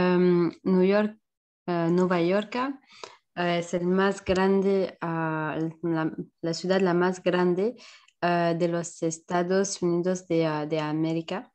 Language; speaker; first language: Spanish; non-native, learner; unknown